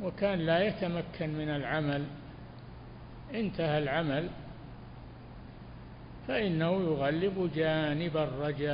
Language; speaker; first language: Arabic; native; Arabic